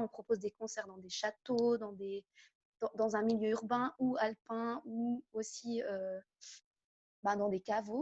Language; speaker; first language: French; native; French